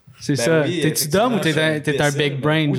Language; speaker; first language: French; native; French